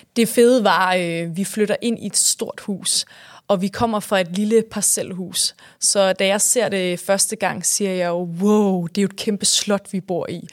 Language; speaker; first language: Danish; native; Danish